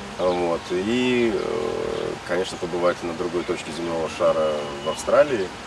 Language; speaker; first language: Russian; native; Russian